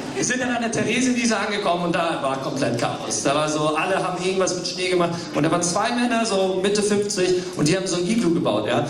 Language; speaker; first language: German; early bilingual, other home language; English